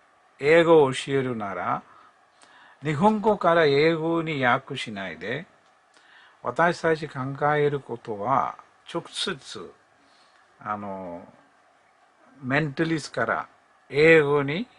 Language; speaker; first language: Japanese; non-native, learner; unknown